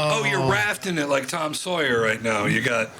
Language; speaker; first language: English; native; English